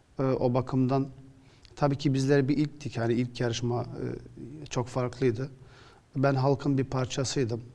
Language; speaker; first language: Turkish; early bilingual, other home language; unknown